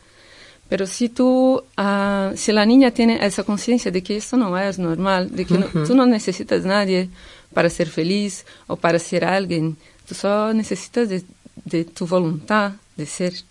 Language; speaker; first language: Spanish; non-native, fluent; Portuguese